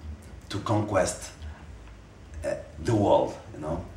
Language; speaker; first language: English; non-native, fluent; Portuguese